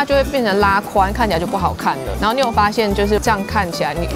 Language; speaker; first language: Chinese; native; Chinese